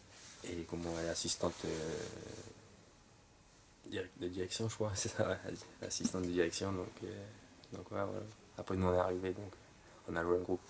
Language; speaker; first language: French; native; French